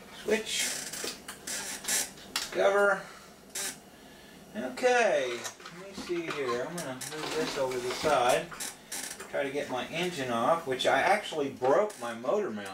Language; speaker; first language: English; native; English